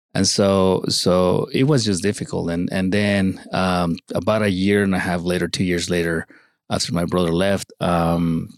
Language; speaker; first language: English; early bilingual, other home language; Spanish